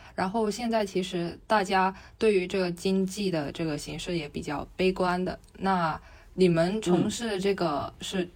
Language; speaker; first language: Chinese; non-native, local second language; Cantonese